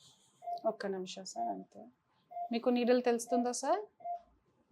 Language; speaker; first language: Telugu; non-native, fluent; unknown